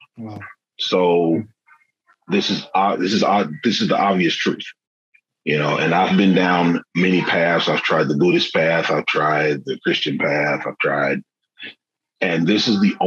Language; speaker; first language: English; native; English